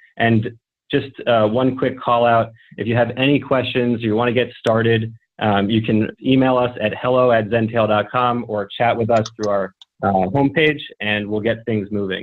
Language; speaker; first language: English; native; English